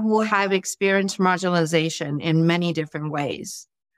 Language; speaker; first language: English; non-native, local second language; Gujarati